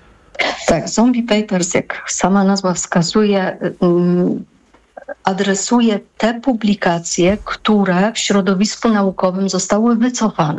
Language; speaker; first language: Polish; native; Polish